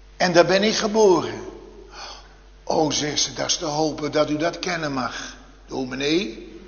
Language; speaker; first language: Dutch; native; Dutch